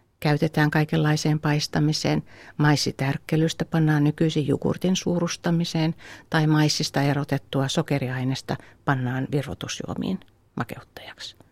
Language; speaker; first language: Finnish; native; Finnish